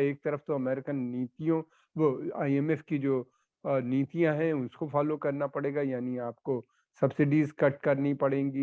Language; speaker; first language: Hindi; native; Hindi